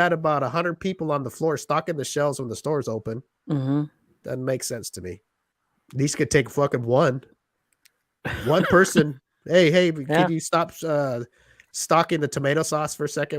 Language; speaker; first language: English; native; English